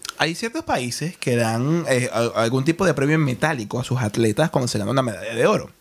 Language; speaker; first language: Spanish; native; Spanish